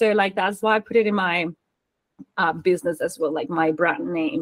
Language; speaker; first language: English; non-native, fluent; Spanish